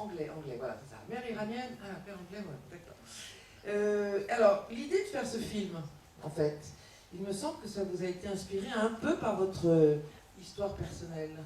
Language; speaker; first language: French; native; French